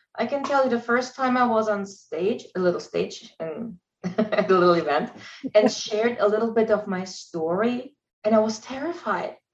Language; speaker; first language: English; non-native, fluent; German